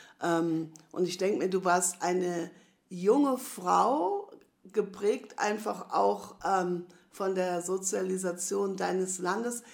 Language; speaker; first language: German; native; German